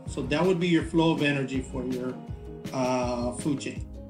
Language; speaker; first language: English; early bilingual, other home language; Spanish